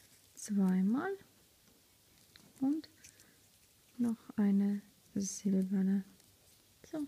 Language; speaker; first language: German; non-native, fluent; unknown